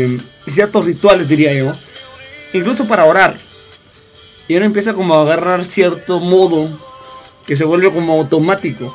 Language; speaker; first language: Spanish; native; Spanish